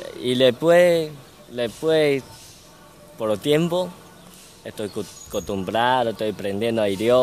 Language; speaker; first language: Spanish; non-native, learner; Chinese